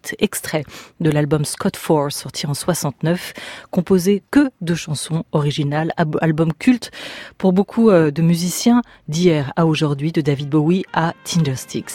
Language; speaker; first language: French; native; French